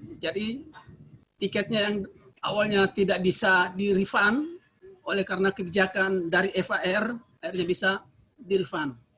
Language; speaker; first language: Indonesian; native; Indonesian